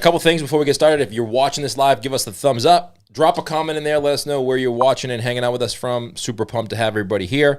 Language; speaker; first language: English; native; English